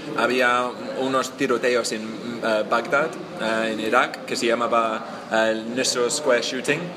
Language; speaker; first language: Spanish; non-native, fluent; English